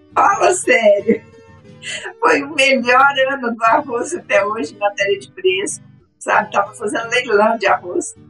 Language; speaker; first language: Portuguese; native; Portuguese